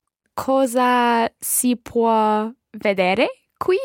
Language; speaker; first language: Italian; non-native, learner; English